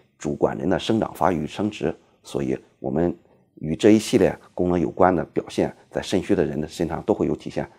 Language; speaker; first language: Chinese; native; Chinese